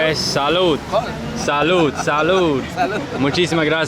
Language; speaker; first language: Spanish; non-native, learner; English